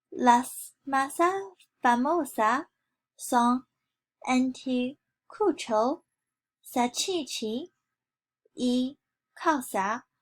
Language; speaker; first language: Spanish; non-native, learner; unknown